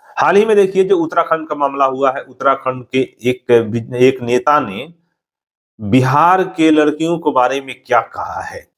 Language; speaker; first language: Hindi; native; Hindi